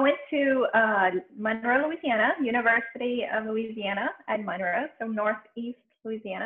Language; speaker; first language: English; native; English